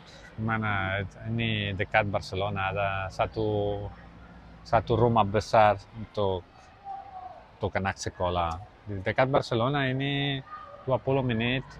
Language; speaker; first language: Indonesian; non-native, learner; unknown